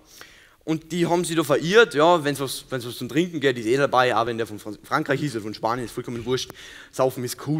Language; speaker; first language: German; native; German